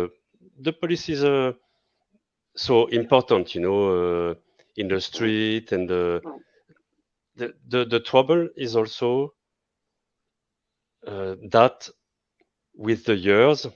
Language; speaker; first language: English; non-native, fluent; French